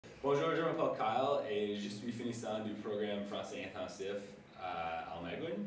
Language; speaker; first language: French; non-native, local second language; English